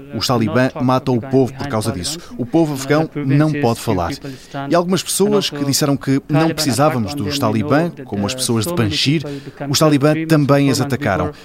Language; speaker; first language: Portuguese; non-native, fluent; Persian